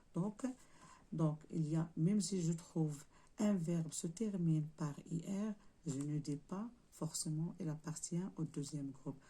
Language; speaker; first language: French; non-native, local second language; Arabic